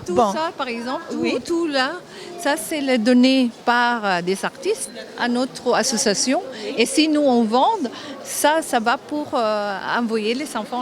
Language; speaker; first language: French; non-native, fluent; Japanese